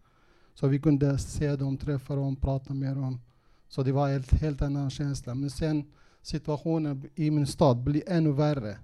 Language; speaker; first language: Swedish; non-native, local second language; Kurdish